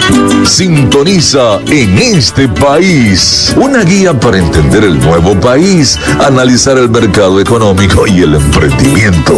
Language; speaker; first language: Spanish; native; Spanish